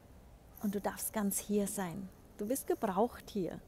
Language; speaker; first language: German; native; German